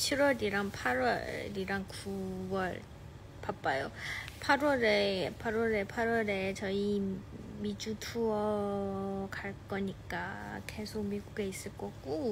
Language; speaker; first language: Korean; non-native, fluent; Chinese